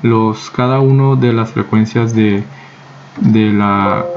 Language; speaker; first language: Spanish; native; Spanish